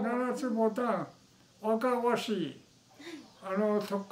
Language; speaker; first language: Japanese; non-native, local second language; Min Nan Chinese